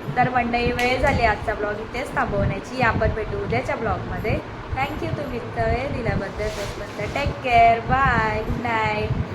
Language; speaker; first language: Marathi; native; Marathi